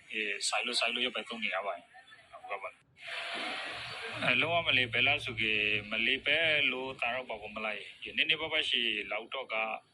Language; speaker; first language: Burmese; native; Burmese